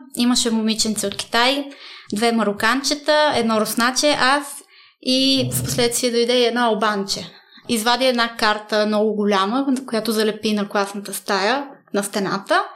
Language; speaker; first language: Bulgarian; early bilingual, heritage; Bulgarian